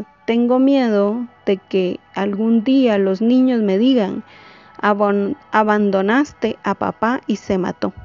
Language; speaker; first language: Spanish; native; Spanish